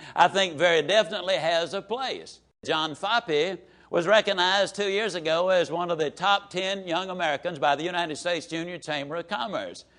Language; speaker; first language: English; native; English